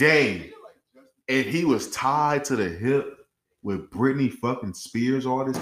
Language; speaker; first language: English; native; English